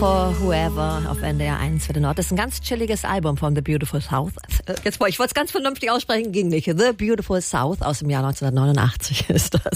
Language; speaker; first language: German; native; German